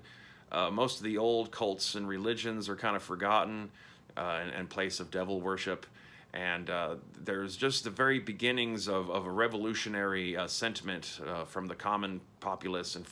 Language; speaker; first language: English; native; English